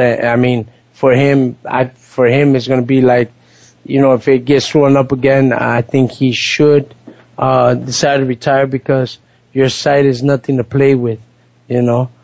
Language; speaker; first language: English; early bilingual, other home language; Spanish